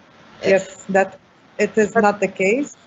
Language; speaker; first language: English; non-native, fluent; Arabic